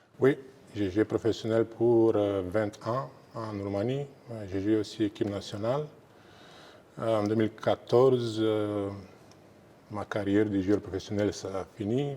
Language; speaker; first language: French; non-native, fluent; Romanian